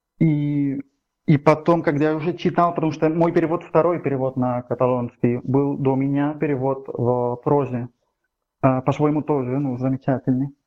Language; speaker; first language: Russian; non-native, fluent; Catalan